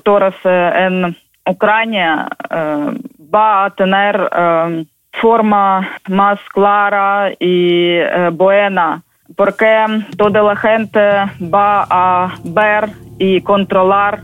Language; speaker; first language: Spanish; non-native, learner; Ukrainian